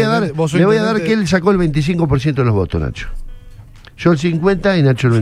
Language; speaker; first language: Spanish; native; Spanish